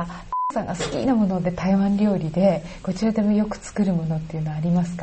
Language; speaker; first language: Japanese; native; Japanese